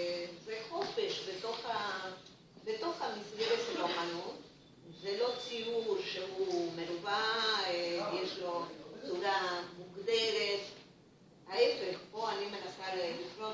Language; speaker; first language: Hebrew; non-native, fluent; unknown